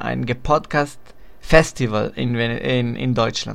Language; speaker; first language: German; non-native, fluent; Spanish